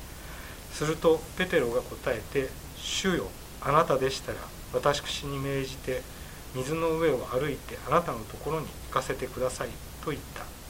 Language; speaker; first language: Japanese; native; Japanese